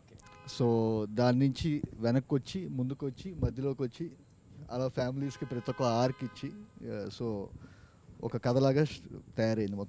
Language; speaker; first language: Telugu; native; Telugu